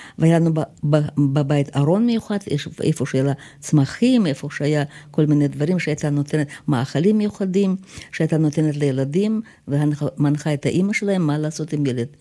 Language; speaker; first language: Hebrew; non-native, fluent; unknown